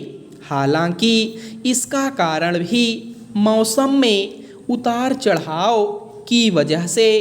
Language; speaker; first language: Hindi; native; Hindi